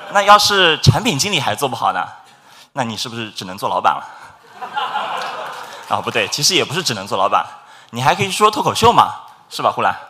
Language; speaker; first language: Chinese; native; Chinese